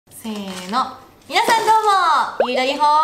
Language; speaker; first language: Japanese; native; Japanese